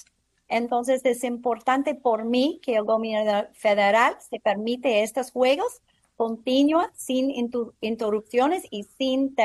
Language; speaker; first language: Spanish; non-native, fluent; English